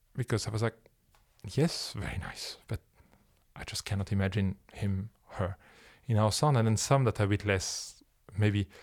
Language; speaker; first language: English; non-native, fluent; French